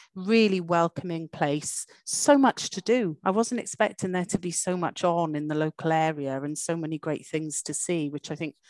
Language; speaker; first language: English; native; English